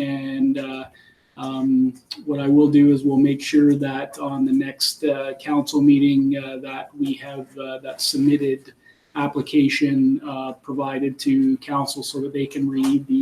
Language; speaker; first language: English; native; English